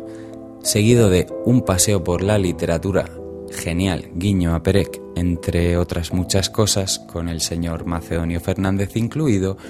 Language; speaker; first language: Spanish; native; Spanish